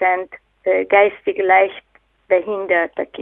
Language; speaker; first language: German; non-native, fluent; Hungarian